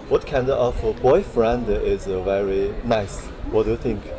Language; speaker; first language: English; non-native, learner; Chinese